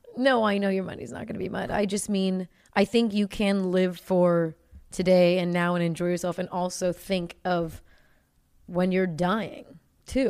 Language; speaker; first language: English; native; English